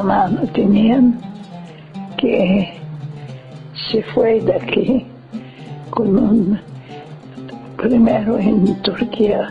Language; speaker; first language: Spanish; early bilingual, heritage; Ladino